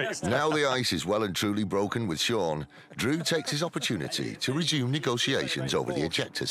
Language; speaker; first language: English; native; English